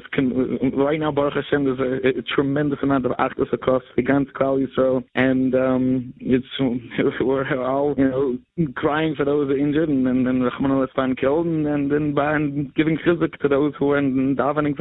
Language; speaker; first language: English; native; English